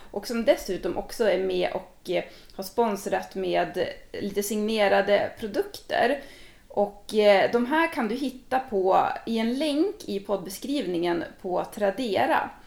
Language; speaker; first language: Swedish; native; Swedish